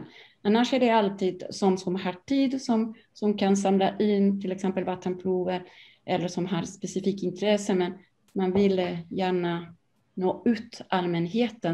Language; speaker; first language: Swedish; non-native, fluent; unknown